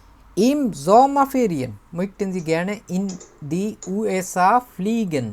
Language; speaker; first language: German; non-native, fluent; Bangla